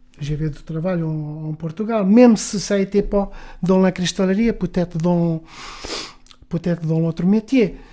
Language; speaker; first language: French; non-native, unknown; Portuguese